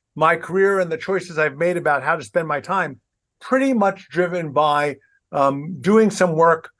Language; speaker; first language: English; native; English